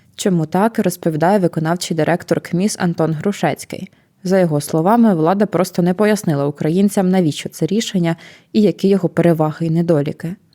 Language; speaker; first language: Ukrainian; native; Ukrainian